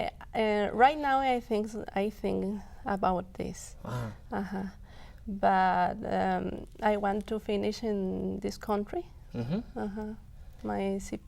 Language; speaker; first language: English; non-native, local second language; Spanish